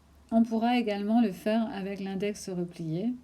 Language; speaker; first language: French; native; French